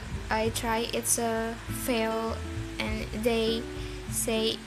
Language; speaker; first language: English; non-native, learner; Indonesian